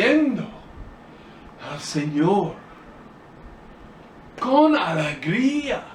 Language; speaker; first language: Spanish; non-native, fluent; English